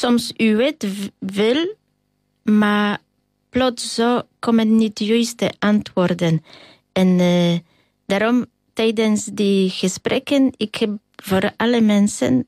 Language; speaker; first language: Dutch; non-native, fluent; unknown